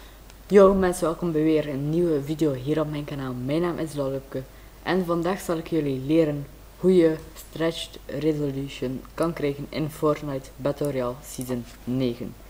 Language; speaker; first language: Dutch; native; Dutch